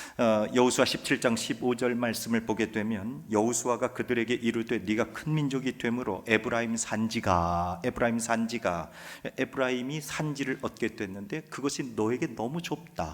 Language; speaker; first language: Korean; native; Korean